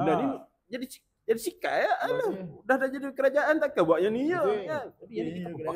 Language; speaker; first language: Malay; native; Malay